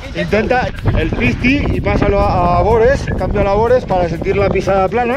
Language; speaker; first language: Spanish; native; Spanish